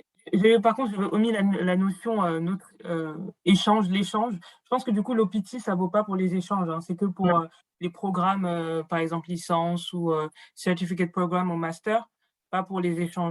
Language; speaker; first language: French; native; French